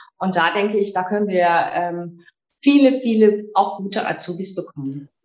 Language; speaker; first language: German; native; German